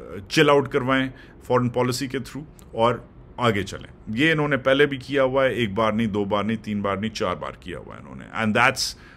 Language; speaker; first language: Urdu; native; Urdu